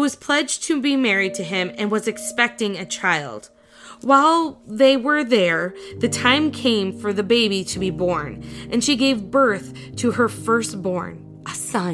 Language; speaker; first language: English; native; English